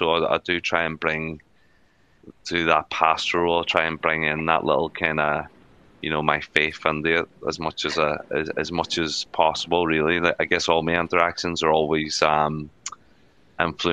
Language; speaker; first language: English; native; English